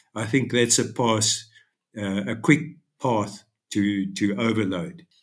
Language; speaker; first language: English; native; English